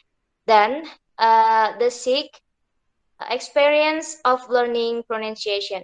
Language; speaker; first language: English; non-native, learner; Indonesian